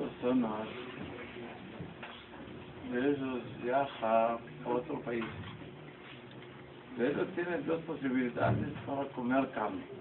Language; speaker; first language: Spanish; non-native, learner; Hebrew